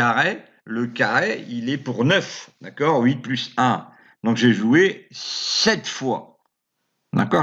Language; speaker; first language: French; native; French